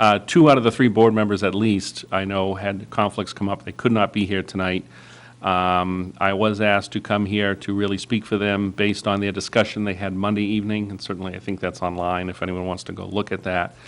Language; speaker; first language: English; native; English